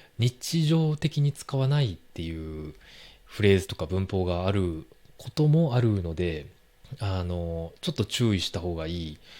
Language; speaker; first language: Japanese; native; Japanese